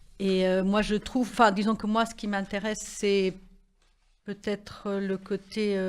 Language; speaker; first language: French; non-native, fluent; Spanish